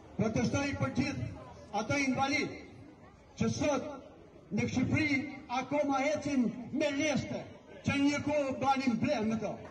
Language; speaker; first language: Albanian; native; Albanian